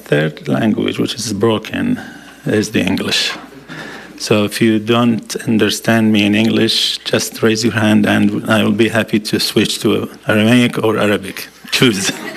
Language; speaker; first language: English; non-native, fluent; Aramaic